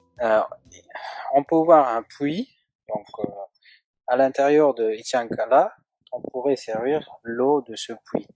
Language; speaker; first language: French; non-native, fluent; Uzbek